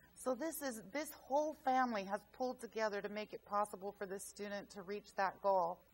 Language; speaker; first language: English; native; English